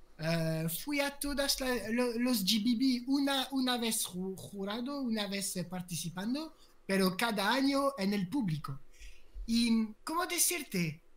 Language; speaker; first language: Spanish; non-native, learner; French